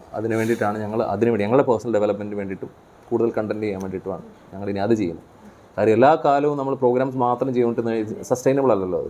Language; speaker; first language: Malayalam; native; Malayalam